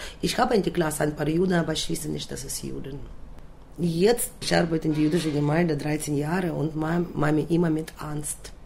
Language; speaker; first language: German; non-native, learner; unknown